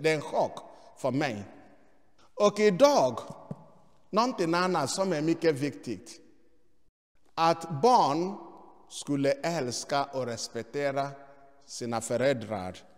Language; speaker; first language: Swedish; non-native, fluent; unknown